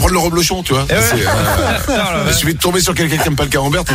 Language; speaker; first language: French; native; French